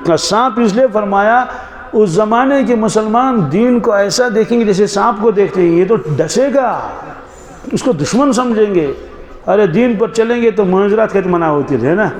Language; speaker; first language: Urdu; non-native, local second language; Kashmiri